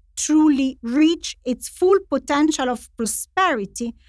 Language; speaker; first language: English; non-native, fluent; Italian